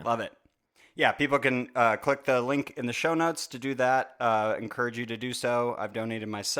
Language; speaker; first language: English; native; English